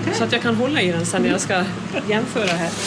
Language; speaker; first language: Swedish; native; Swedish